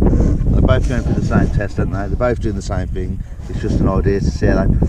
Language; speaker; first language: English; native; English